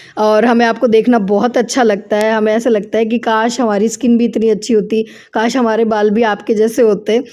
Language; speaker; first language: Hindi; native; Hindi